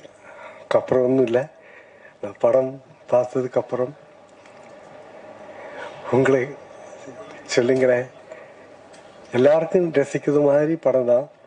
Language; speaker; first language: Tamil; non-native, learner; Malayalam